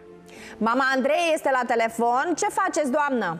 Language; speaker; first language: Romanian; native; Romanian